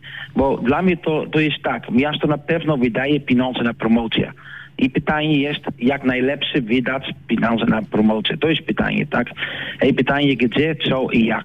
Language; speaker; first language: Polish; non-native, learner; Dutch